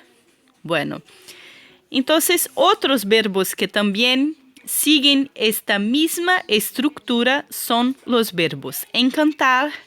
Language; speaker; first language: Spanish; non-native, fluent; Portuguese